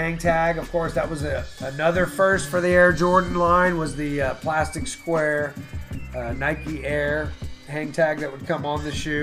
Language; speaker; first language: English; native; English